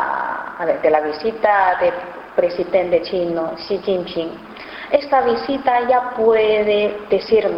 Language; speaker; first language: Spanish; non-native, fluent; Chinese